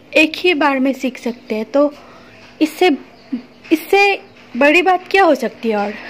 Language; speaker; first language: Hindi; non-native, local second language; Assamese